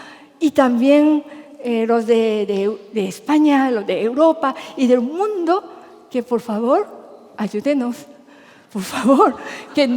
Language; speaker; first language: Spanish; non-native, fluent; Japanese